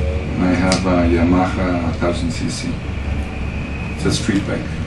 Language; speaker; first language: English; non-native, learner; Spanish